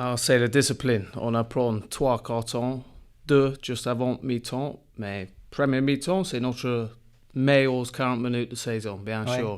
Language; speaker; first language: French; non-native, learner; English